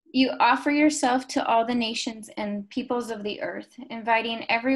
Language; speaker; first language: English; native; English